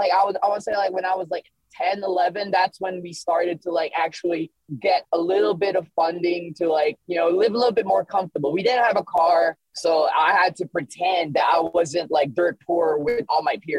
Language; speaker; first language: English; early bilingual, other home language; Filipino